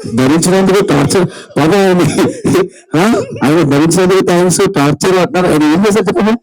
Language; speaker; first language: Telugu; native; Telugu